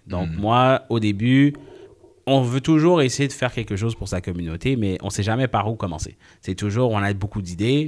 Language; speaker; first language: French; native; French